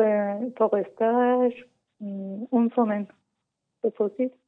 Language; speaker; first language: French; non-native, learner; Persian